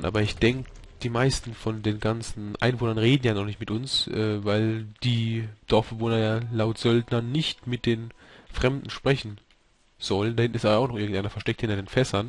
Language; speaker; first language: German; native; German